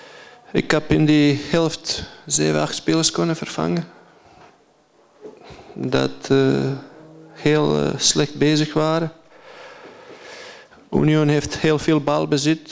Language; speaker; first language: Dutch; non-native, fluent; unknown